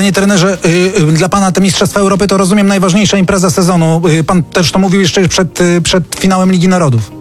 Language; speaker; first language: Polish; native; Polish